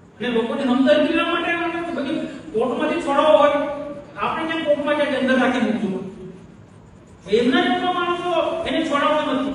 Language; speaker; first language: Gujarati; non-native, local second language; Vasavi